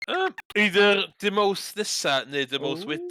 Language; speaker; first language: Welsh; native; Welsh